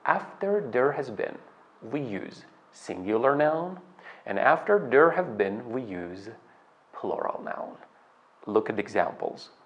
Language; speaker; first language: English; non-native, fluent; Persian